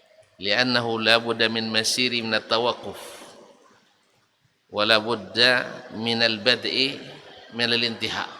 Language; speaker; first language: Arabic; non-native, fluent; Indonesian